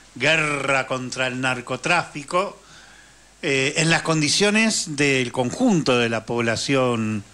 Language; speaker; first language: Spanish; native; Spanish